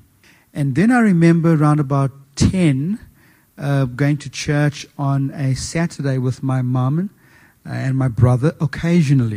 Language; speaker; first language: English; native; English